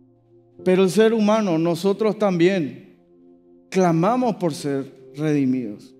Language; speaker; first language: Spanish; native; Spanish